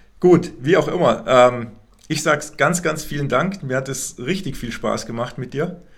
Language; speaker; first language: German; native; German